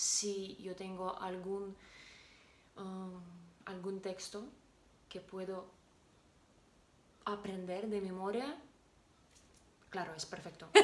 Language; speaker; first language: Spanish; non-native, learner; Russian